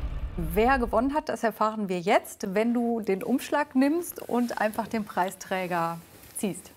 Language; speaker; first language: German; native; German